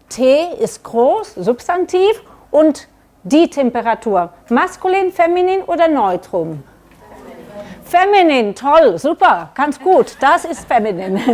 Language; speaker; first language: German; non-native, learner; Catalan